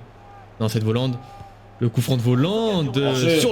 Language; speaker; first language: French; native; French